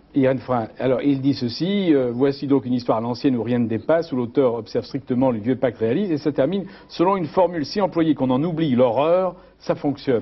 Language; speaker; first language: French; native; French